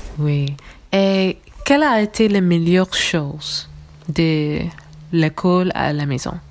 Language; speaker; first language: French; non-native, learner; English